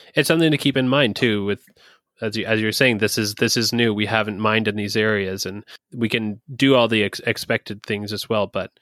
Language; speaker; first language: English; native; English